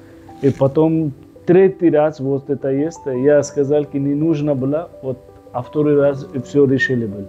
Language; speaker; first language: Russian; non-native, learner; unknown